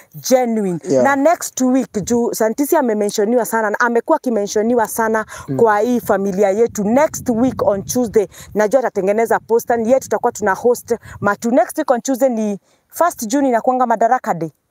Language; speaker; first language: Swahili; non-native, local second language; Kikuyu